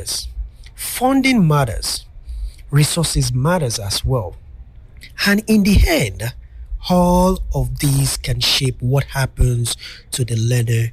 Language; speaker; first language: English; non-native, local second language; Yoruba